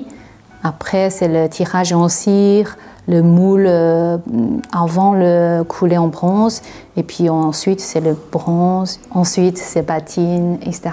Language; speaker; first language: French; non-native, fluent; Chinese